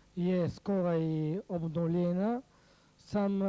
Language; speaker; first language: Slovenian; non-native, learner; Italian